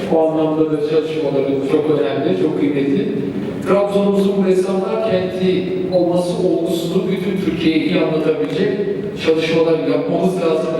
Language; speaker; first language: Turkish; native; Turkish